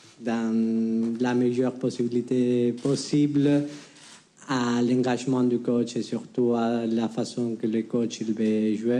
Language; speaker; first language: French; non-native, fluent; Spanish